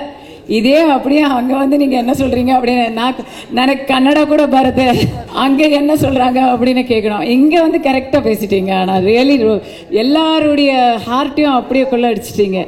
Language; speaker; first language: Tamil; native; Tamil